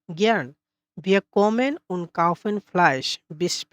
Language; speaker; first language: German; non-native, fluent; Bangla